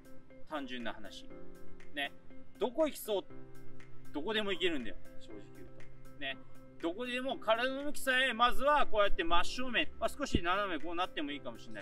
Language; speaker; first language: Japanese; native; Japanese